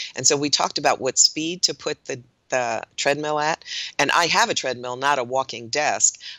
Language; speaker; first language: English; native; English